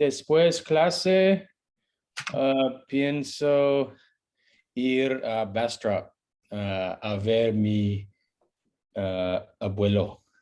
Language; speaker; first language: Spanish; non-native, learner; English